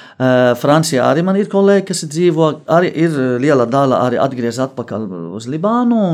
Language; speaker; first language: Latvian; non-native, fluent; Arabic